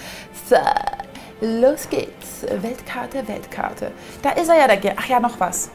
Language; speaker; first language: German; native; German